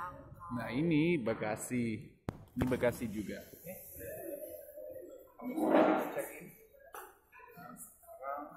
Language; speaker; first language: Indonesian; non-native, learner; Dutch